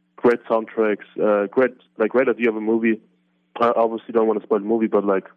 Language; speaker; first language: English; non-native, fluent; German